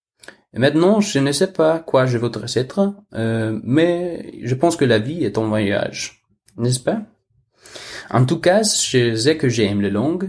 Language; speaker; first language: French; non-native, learner; Danish